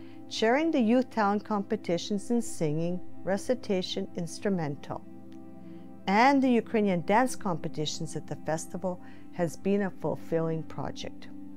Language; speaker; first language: English; early bilingual, other home language; Ukrainian